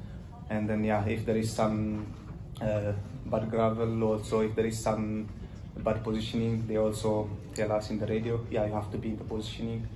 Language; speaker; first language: English; non-native, learner; Tigrinya